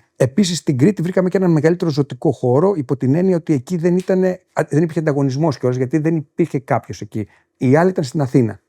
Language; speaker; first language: Greek; native; Greek